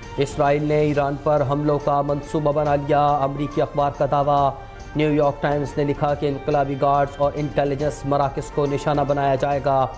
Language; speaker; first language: Urdu; native; Urdu